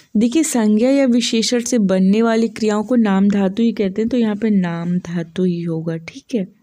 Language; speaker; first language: Hindi; native; Hindi